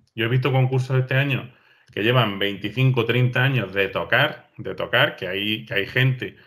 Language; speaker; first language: Spanish; native; Spanish